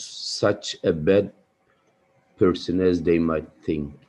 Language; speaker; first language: English; non-native, fluent; Turkish